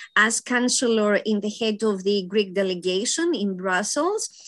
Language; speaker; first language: English; non-native, fluent; Greek